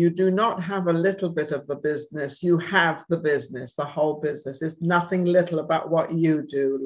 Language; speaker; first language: English; native; English